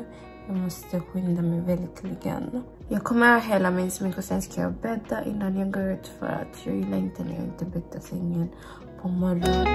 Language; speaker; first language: Swedish; non-native, fluent; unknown